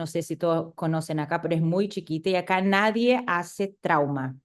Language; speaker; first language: Spanish; non-native, fluent; Portuguese